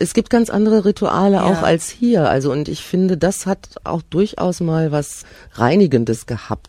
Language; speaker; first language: German; native; German